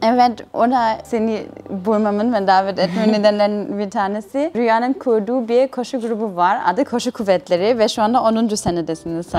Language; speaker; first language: Turkish; non-native, fluent; German